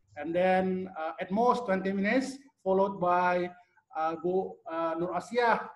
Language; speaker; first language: English; non-native, fluent; Indonesian